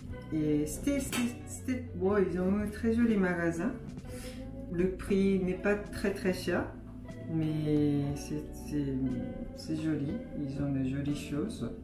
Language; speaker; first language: French; non-native, fluent; Japanese